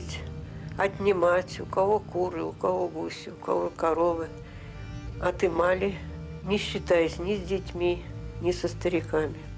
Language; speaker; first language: Russian; native; Russian